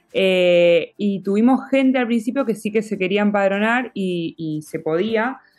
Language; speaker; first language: Spanish; native; Spanish